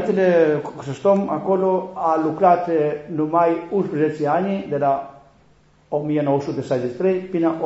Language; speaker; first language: Romanian; non-native, learner; Greek